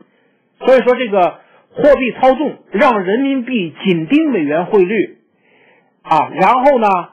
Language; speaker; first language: Chinese; native; Chinese